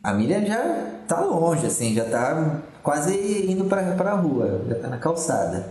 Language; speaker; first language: Portuguese; native; Portuguese